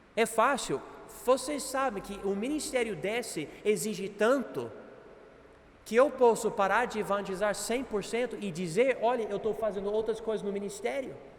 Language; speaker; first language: Portuguese; non-native, fluent; English